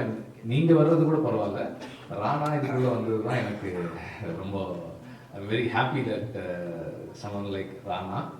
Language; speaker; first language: Tamil; native; Tamil